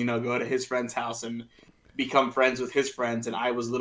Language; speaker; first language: English; native; English